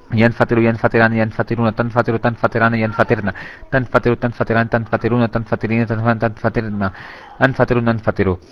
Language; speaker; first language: Urdu; native; Urdu